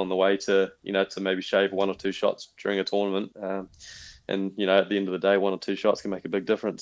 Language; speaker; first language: English; native; English